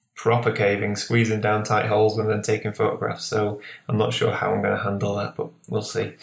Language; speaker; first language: English; native; English